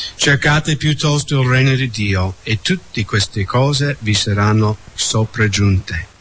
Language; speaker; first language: Italian; non-native, fluent; English